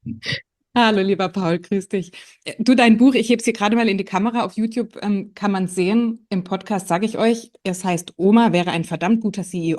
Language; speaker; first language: German; native; German